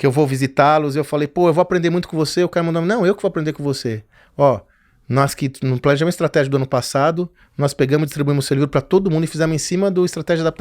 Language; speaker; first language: Portuguese; native; Portuguese